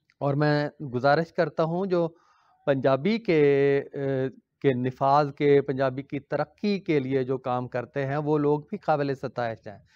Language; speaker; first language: Urdu; non-native, local second language; Punjabi